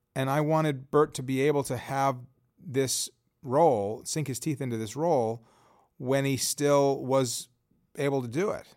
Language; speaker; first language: English; native; English